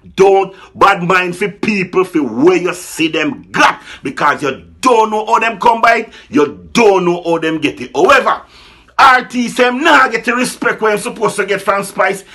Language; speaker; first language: English; non-native, local second language; Jamaican Creole English